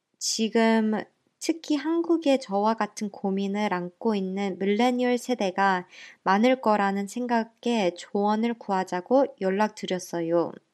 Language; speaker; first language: Korean; early bilingual, heritage; Korean